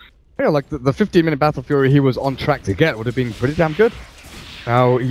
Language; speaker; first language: English; native; English